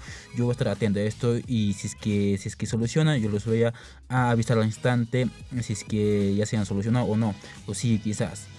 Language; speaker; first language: Spanish; non-native, local second language; Quechua